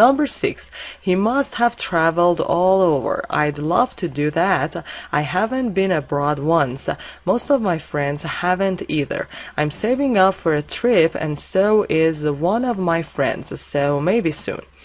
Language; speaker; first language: English; non-native, fluent; Persian